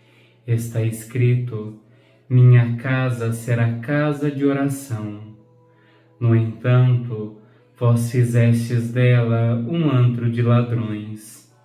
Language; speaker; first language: Portuguese; native; Portuguese